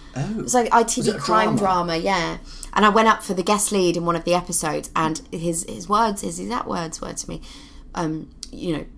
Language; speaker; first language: English; native; English